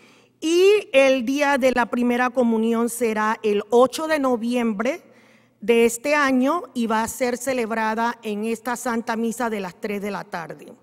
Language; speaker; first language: Spanish; native; Spanish